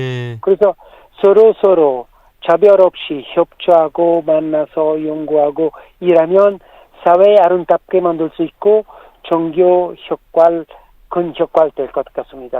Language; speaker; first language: Korean; non-native, learner; Italian